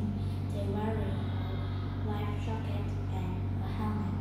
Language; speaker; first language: English; non-native, learner; Vietnamese